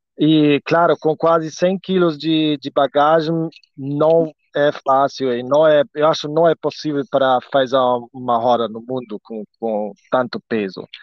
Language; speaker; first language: Portuguese; non-native, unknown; German